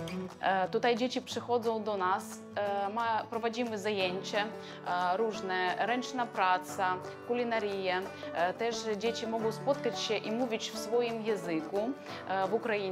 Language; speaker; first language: Polish; non-native, learner; Ukrainian